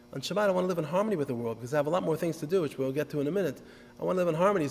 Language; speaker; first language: English; native; English